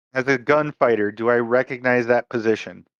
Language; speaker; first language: English; native; English